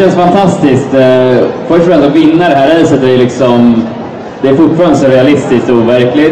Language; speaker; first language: Swedish; native; Swedish